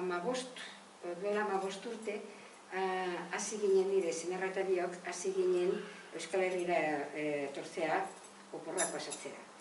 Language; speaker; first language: Basque; non-native, learner; Catalan